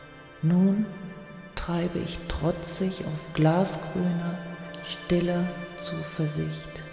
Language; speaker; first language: German; native; German